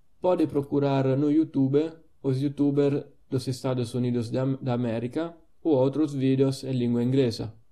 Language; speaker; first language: Portuguese; non-native, fluent; Italian